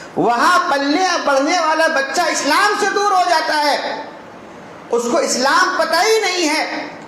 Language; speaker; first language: Urdu; native; Urdu